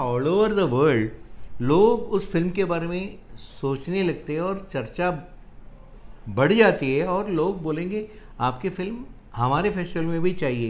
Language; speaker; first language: Hindi; non-native, local second language; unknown